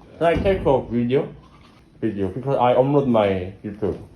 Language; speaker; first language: English; non-native, learner; Korean